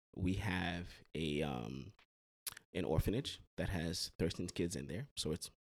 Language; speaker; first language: English; early bilingual, other home language; Haitian Creole